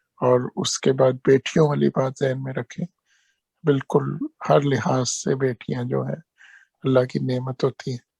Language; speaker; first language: Urdu; non-native, local second language; Punjabi